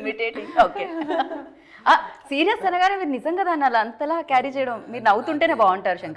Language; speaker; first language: Telugu; native; Telugu